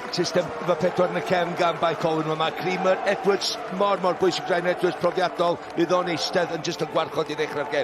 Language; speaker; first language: Welsh; native; Welsh